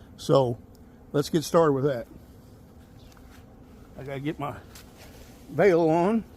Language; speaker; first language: English; native; English